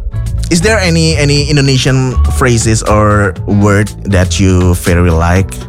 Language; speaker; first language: English; non-native, fluent; Indonesian